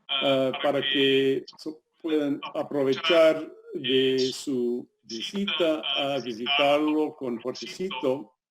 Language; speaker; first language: Spanish; non-native, fluent; English